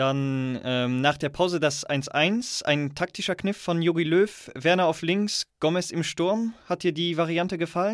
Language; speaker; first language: German; native; German